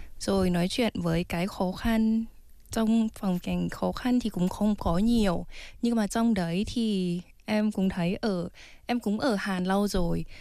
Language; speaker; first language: Vietnamese; early bilingual, heritage; Vietnamese